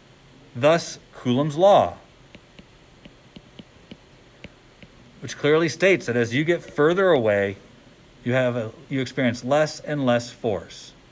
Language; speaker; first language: English; native; English